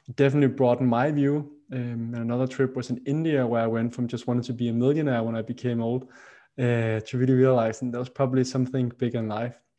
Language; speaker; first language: English; non-native, fluent; Danish